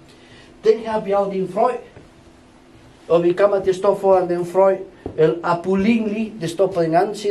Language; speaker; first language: Danish; non-native, fluent; Spanish